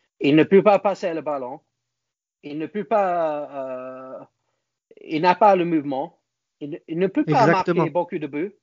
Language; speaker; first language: French; non-native, learner; English